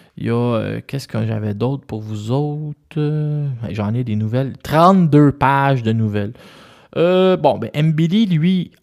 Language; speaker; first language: French; native; French